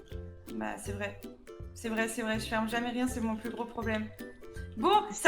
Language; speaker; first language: French; native; French